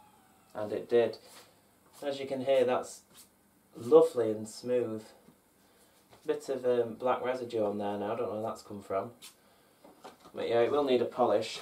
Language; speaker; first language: English; native; English